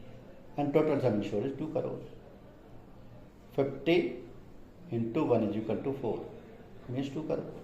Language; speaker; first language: English; non-native, local second language; Hindi